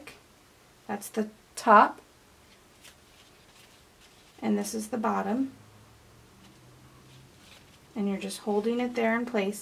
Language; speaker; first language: English; native; English